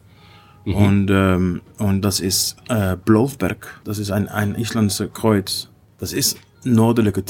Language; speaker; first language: German; non-native, learner; Dutch